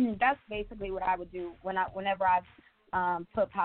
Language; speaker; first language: English; native; English